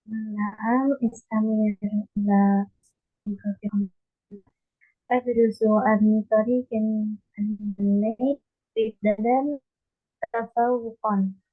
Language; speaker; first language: Arabic; non-native, learner; Indonesian